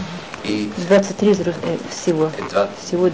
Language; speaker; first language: Russian; non-native, local second language; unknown